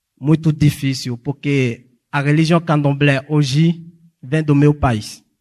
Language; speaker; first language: Portuguese; non-native, fluent; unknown